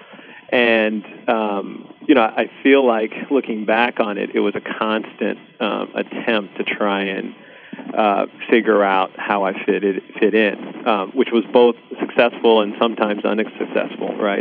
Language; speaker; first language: English; early bilingual, other home language; Sinhala